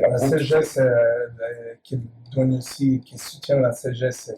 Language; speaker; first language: French; non-native, learner; Portuguese